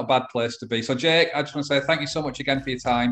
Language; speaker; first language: English; native; English